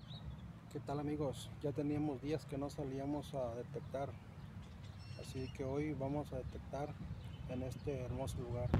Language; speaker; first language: Spanish; native; Spanish